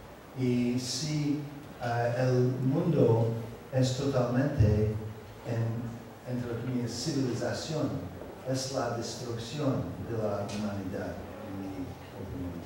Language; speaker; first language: Spanish; non-native, fluent; English